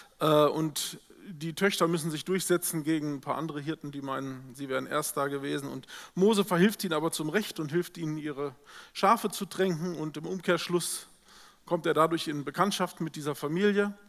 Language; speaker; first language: German; native; German